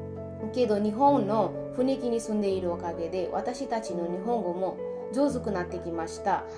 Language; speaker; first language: Japanese; non-native, learner; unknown